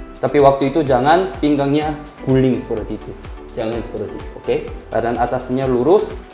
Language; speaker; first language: Indonesian; non-native, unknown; Korean